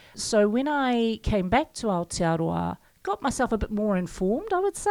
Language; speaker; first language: English; native; English